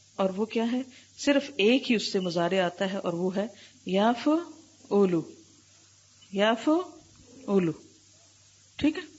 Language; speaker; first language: Urdu; native; Urdu